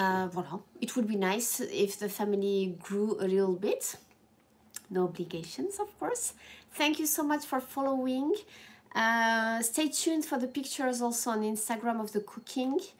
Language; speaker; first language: English; non-native, fluent; French